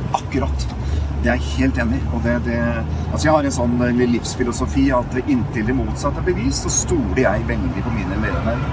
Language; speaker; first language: Norwegian; native; Norwegian